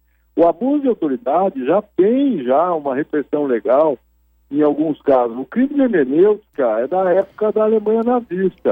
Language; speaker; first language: Portuguese; native; Portuguese